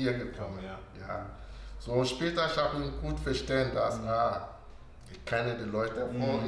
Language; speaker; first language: German; non-native, learner; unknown